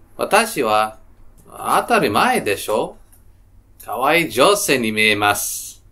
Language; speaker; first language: Japanese; non-native, learner; English